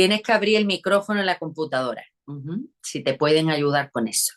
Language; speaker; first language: Spanish; native; Spanish